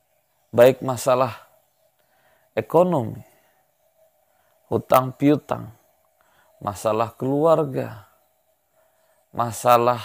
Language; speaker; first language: Indonesian; native; Indonesian